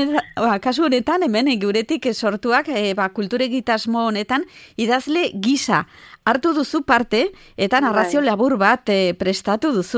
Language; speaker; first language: Basque; native; Basque